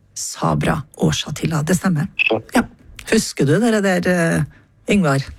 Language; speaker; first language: Norwegian; native; Norwegian